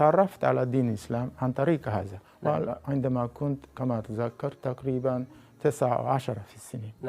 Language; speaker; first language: Arabic; non-native, fluent; Japanese